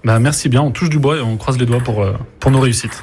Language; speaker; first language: French; native; French